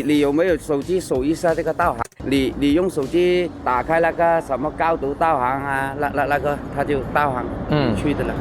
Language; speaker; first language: Chinese; native; Chinese